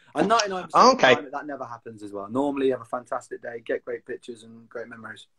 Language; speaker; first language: English; native; English